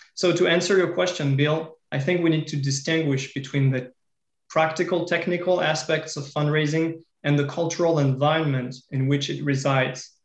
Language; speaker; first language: English; non-native, fluent; French